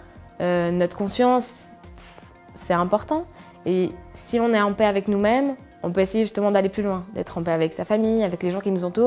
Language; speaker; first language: French; native; French